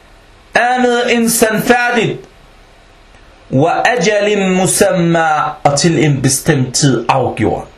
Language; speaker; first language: Danish; early bilingual, other home language; Arabic